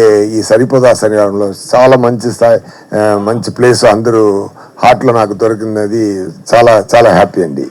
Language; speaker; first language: Telugu; non-native, fluent; Tamil